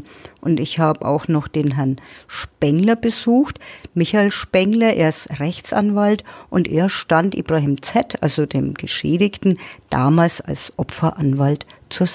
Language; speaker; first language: German; native; German